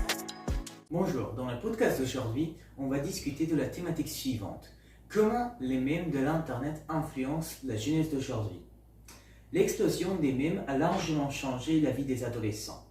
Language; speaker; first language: French; non-native, learner; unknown